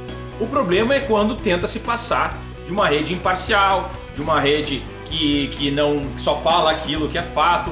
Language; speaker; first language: Portuguese; native; Portuguese